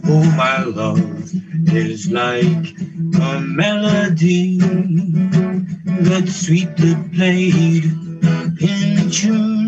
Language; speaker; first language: English; native; English